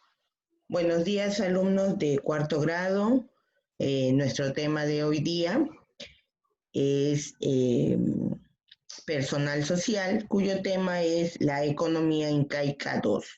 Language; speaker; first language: Spanish; native; Spanish